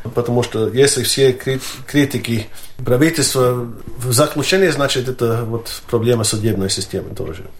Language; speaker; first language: Russian; non-native, fluent; Latvian